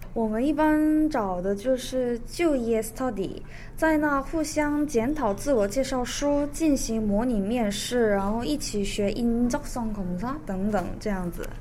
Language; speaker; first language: Chinese; early bilingual, other home language; Korean